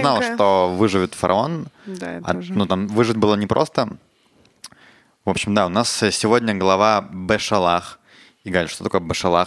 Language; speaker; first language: Russian; native; Russian